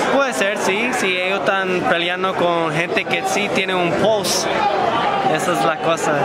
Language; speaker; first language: Spanish; early bilingual, heritage; English